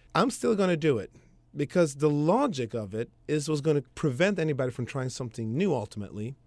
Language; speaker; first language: English; early bilingual, other home language; Swedish